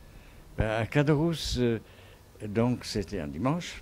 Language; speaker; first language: French; non-native, fluent; English